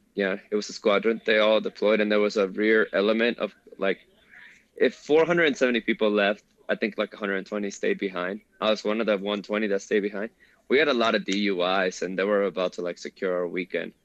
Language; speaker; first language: English; early bilingual, other home language; Spanish